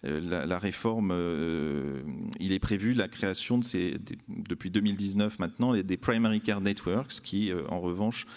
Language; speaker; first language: French; native; French